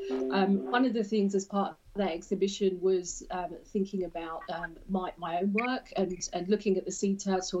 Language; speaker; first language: English; native; English